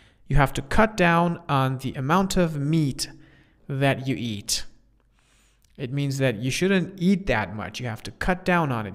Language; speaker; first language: English; non-native, fluent; Persian